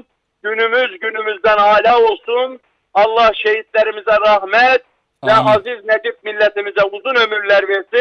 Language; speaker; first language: Turkish; native; Turkish